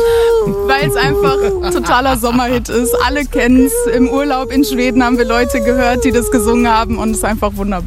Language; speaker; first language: German; native; German